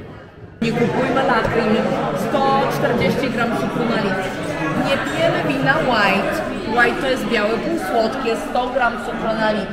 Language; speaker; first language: Polish; native; Polish